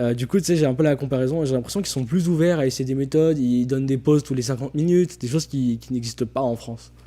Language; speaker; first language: French; native; French